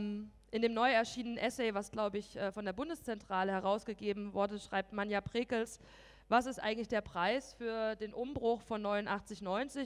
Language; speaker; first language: German; native; German